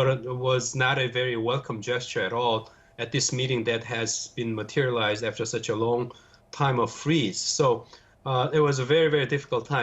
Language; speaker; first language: English; non-native, fluent; Korean